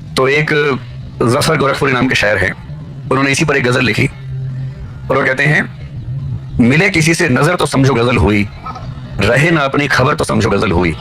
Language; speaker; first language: Hindi; native; Hindi